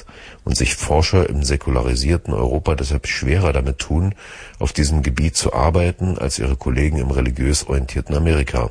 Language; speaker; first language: German; native; German